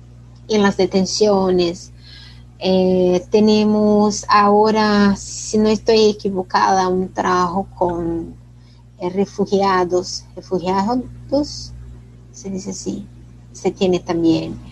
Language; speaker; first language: Spanish; non-native, fluent; Portuguese